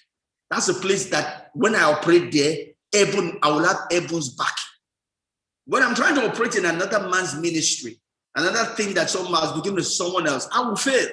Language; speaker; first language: English; non-native, local second language; Yoruba